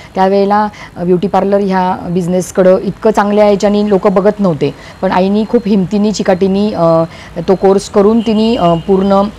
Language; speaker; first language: Marathi; native; Marathi